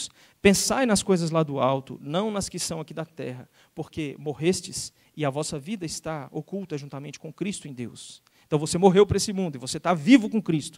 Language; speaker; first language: Portuguese; native; Portuguese